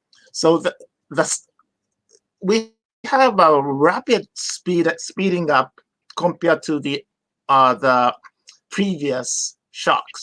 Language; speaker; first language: English; non-native, fluent; Japanese